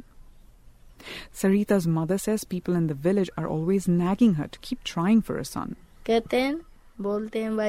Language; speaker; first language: English; non-native, local second language; Bangla